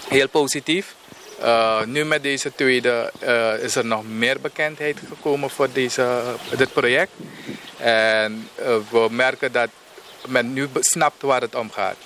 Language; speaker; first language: Dutch; non-native, local second language; Papiamento